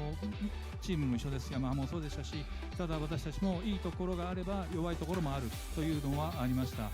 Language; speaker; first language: Japanese; native; Japanese